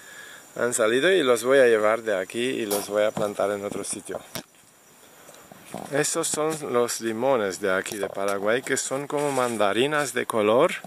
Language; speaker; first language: Spanish; non-native, fluent; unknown